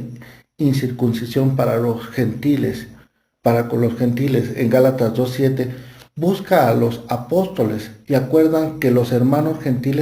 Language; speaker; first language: Spanish; native; Spanish